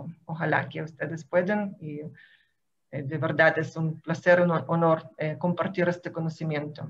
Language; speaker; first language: Spanish; non-native, fluent; Hebrew